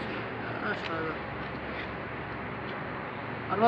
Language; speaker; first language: Arabic; non-native, learner; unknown